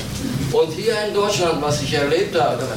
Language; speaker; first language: German; non-native, learner; Turkish